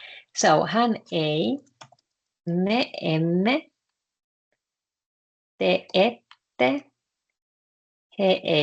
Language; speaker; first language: Finnish; non-native, fluent; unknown